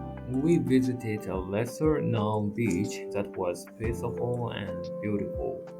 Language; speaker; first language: English; non-native, learner; Japanese